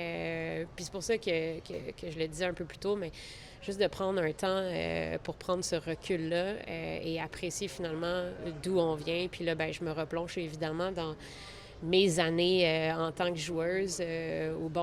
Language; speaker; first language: French; native; French